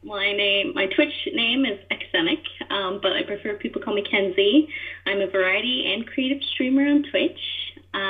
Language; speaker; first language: English; native; English